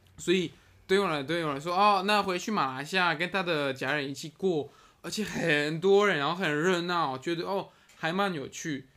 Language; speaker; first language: Chinese; non-native, fluent; French